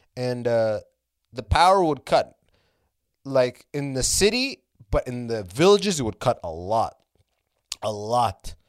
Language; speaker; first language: English; early bilingual, other home language; Arabic